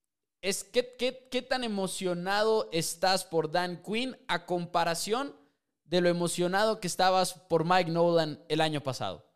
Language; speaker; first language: Spanish; native; Spanish